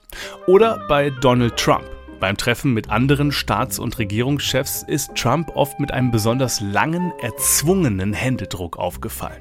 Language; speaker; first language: German; native; German